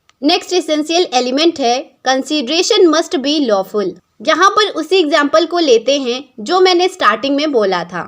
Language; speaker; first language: Hindi; native; Hindi